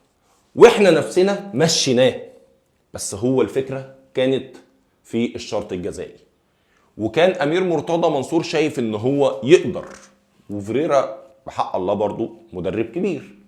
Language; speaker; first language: Arabic; native; Arabic